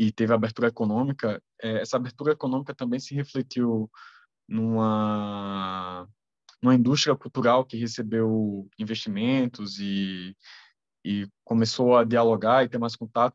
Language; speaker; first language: Portuguese; native; Portuguese